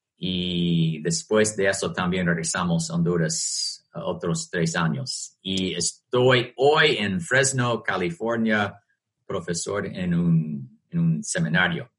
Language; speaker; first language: Spanish; non-native, fluent; English